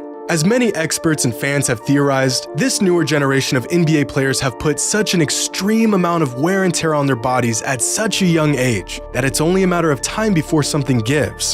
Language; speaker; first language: English; native; English